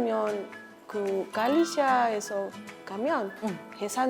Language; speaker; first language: Korean; non-native, fluent; Spanish